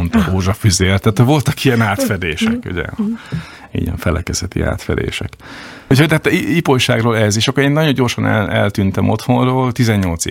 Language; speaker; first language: Hungarian; native; Hungarian